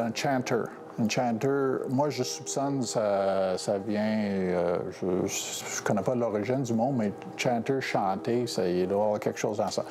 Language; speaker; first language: French; non-native, local second language; English